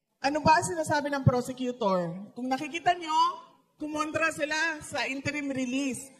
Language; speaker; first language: Filipino; non-native, local second language; Cebuano